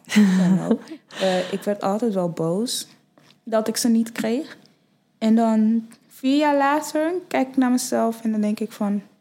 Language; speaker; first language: Dutch; early bilingual, other home language; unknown